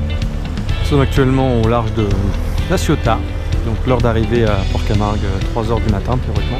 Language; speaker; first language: French; native; French